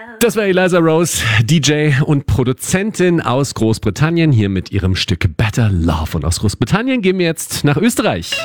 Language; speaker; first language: German; native; German